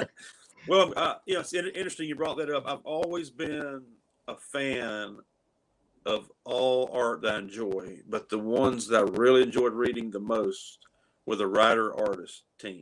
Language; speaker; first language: English; native; English